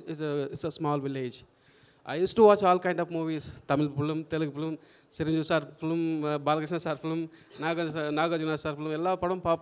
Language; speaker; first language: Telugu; non-native, learner; Tamil